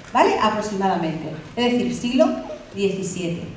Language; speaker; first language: Spanish; native; Spanish